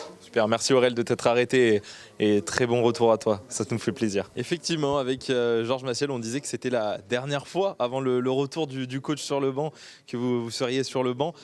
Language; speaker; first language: French; native; French